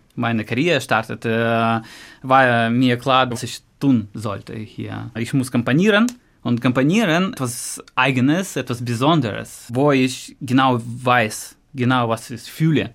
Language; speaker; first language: German; non-native, learner; Russian